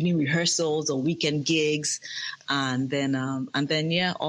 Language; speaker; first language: English; non-native, local second language; Yoruba